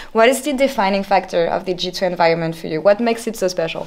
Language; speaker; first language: English; non-native, fluent; French